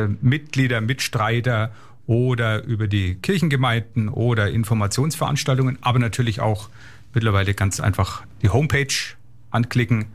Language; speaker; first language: German; native; German